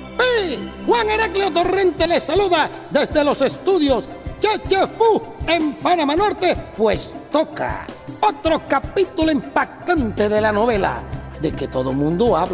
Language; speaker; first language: Spanish; native; Spanish